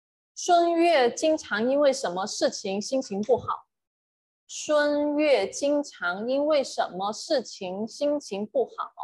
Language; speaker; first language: Chinese; non-native, fluent; Vietnamese